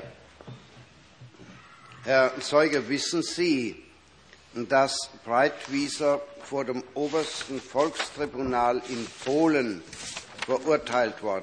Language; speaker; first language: German; native; German